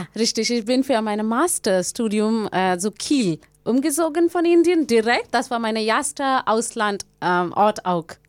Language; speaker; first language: German; non-native, learner; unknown